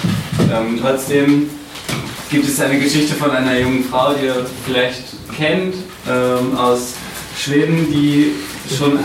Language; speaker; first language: German; native; German